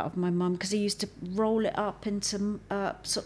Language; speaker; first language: English; native; English